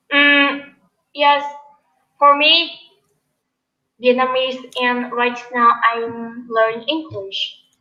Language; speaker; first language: English; non-native, learner; Vietnamese